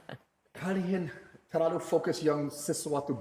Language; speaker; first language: Indonesian; non-native, fluent; English